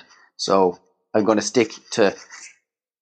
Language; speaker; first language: English; native; English